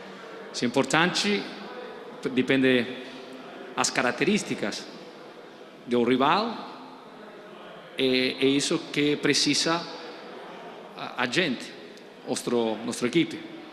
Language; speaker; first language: Portuguese; non-native, learner; Spanish